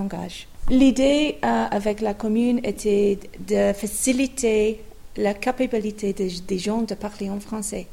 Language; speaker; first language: French; non-native, fluent; English